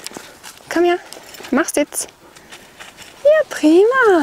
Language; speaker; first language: German; native; German